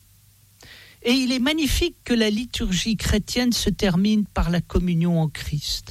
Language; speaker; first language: French; native; French